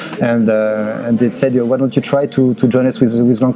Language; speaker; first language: English; non-native, fluent; French